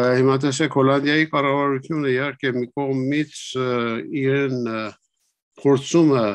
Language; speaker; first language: Armenian; native; Armenian